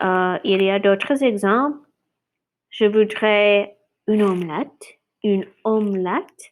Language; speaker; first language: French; non-native, fluent; English